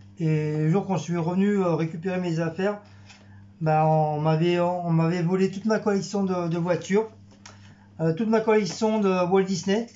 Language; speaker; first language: French; native; French